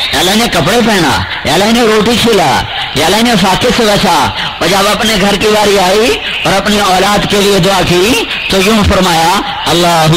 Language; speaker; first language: Urdu; non-native, local second language; Punjabi